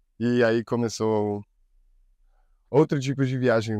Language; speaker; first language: Portuguese; non-native, learner; Spanish